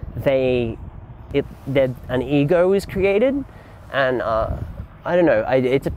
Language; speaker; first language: English; native; English